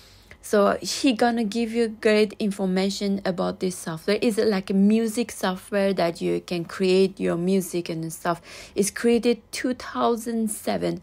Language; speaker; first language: English; non-native, learner; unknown